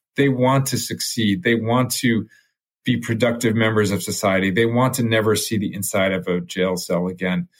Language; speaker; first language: English; early bilingual, other home language; French